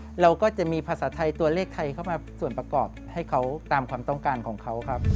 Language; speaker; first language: Thai; native; Thai